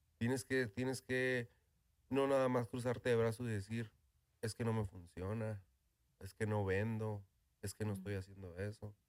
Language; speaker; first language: Spanish; native; Spanish